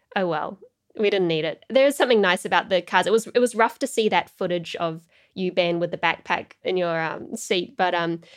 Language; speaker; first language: English; native; English